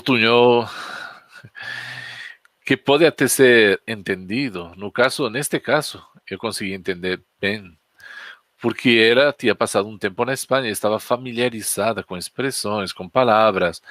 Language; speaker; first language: Portuguese; non-native, fluent; Spanish